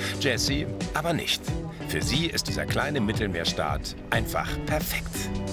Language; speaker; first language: German; native; German